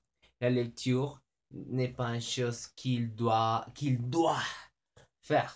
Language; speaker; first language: French; non-native, learner; Spanish